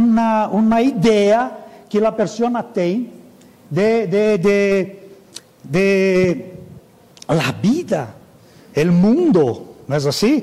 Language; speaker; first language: Spanish; non-native, fluent; Portuguese